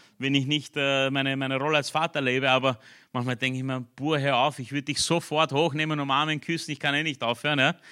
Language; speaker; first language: German; early bilingual, other home language; Romanian